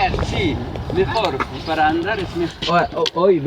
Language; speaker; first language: Spanish; non-native, learner; French